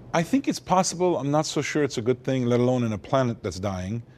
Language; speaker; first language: English; early bilingual, other home language; Armenian